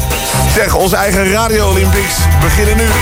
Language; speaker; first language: Dutch; non-native, local second language; Papiamento